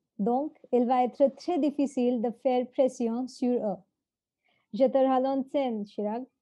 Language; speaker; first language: French; non-native, fluent; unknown